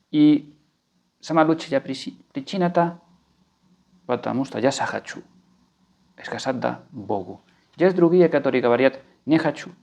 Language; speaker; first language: Russian; non-native, fluent; Spanish